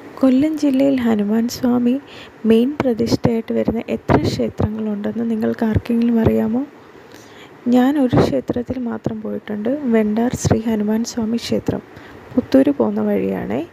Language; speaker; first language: Malayalam; native; Malayalam